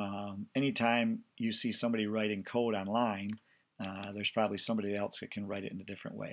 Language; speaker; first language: English; native; English